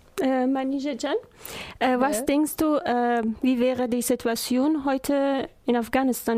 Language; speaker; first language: German; non-native, learner; Persian